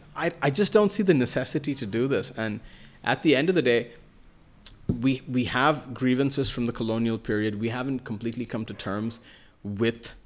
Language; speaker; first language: English; non-native, local second language; Malayalam